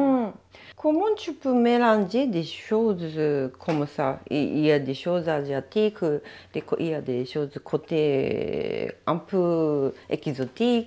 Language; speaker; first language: French; non-native, learner; Japanese